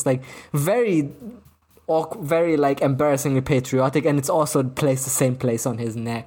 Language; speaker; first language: English; non-native, fluent; German